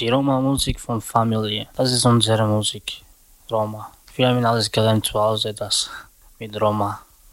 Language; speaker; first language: German; non-native, learner; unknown